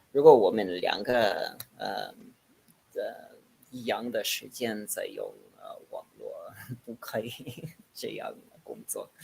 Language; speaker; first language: Chinese; non-native, learner; English